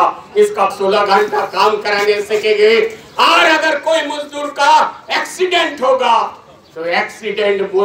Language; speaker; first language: Hindi; non-native, local second language; Bangla